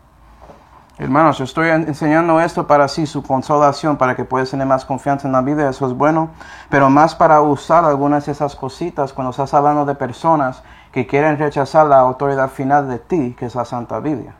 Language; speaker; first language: Spanish; non-native, fluent; English